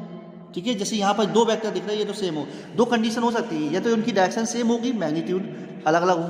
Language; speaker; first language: Hindi; native; Hindi